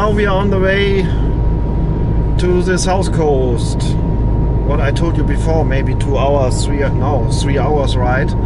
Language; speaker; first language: English; non-native, learner; German